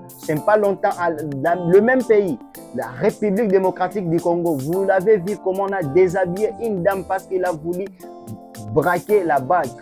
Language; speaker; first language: French; non-native, local second language; Swahili